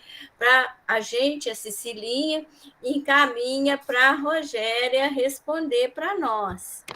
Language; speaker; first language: Portuguese; native; Portuguese